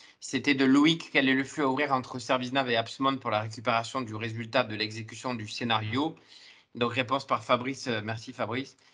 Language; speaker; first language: French; native; French